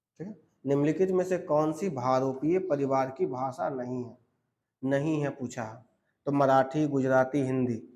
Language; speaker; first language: Hindi; native; Hindi